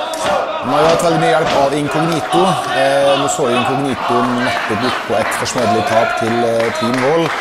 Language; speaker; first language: Norwegian; native; Norwegian